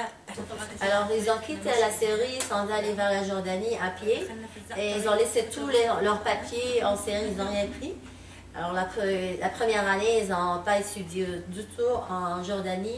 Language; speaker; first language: French; non-native, local second language; Arabic